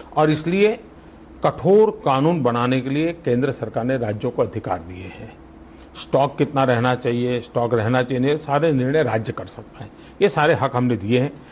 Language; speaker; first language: Hindi; non-native, local second language; Gujarati